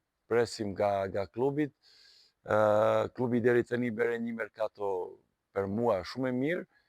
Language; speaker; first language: Albanian; non-native, learner; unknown